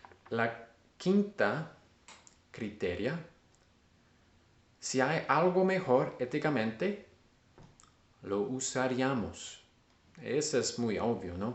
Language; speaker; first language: Spanish; non-native, learner; English